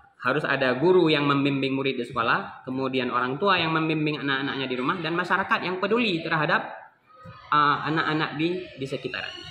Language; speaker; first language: Indonesian; non-native, local second language; Achinese